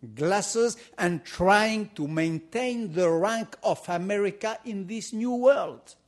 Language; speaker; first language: English; non-native, fluent; French